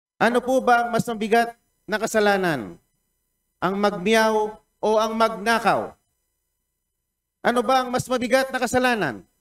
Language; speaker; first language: Filipino; native; Filipino